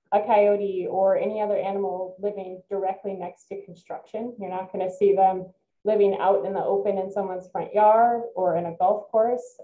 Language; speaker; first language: English; native; English